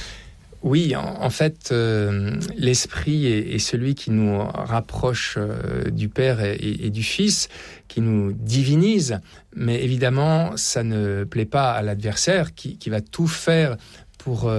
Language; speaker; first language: French; native; French